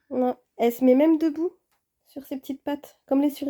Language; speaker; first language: French; native; French